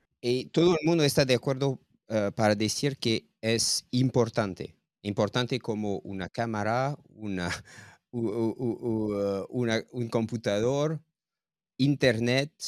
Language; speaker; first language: Spanish; non-native, fluent; English